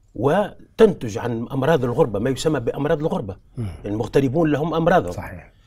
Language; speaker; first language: Arabic; native; Arabic